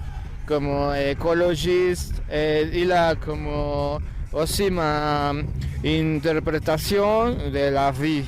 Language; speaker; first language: French; non-native, learner; Spanish